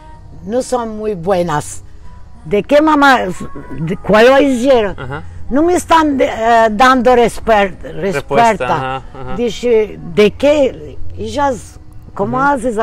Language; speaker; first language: Spanish; early bilingual, heritage; Turkish